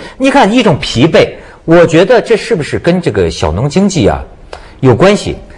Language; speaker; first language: Chinese; native; Chinese